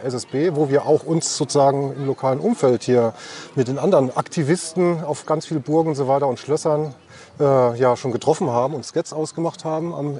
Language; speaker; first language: German; native; German